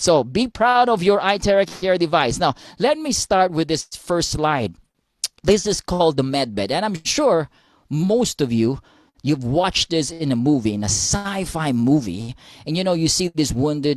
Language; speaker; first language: English; non-native, local second language; Filipino